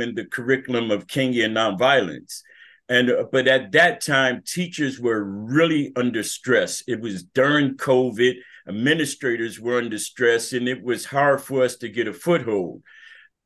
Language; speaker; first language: English; native; English